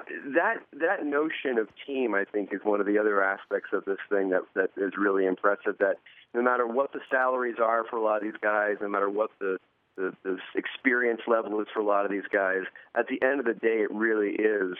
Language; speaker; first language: English; native; English